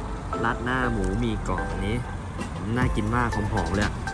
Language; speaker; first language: Thai; native; Thai